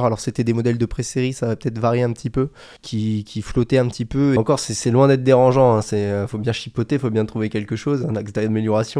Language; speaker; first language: French; native; French